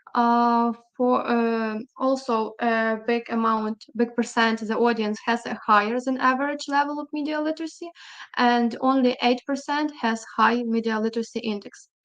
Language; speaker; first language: English; non-native, fluent; Ukrainian